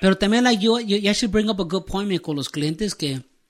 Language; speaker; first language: Spanish; early bilingual, heritage; Spanish